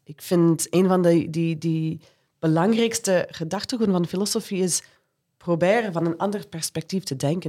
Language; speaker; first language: Dutch; non-native, fluent; English